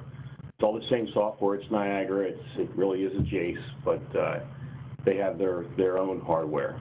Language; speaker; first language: English; native; English